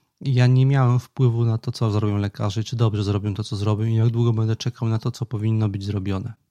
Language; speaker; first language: Polish; native; Polish